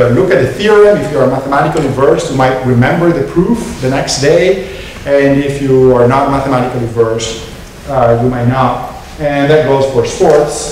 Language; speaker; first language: English; non-native, fluent; Italian